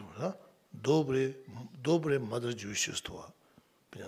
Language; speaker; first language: Russian; non-native, learner; Tibetan